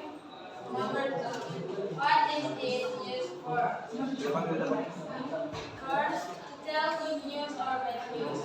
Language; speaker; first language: English; non-native, learner; Indonesian